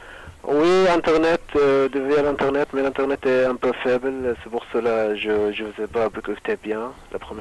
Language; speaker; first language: French; non-native, learner; Arabic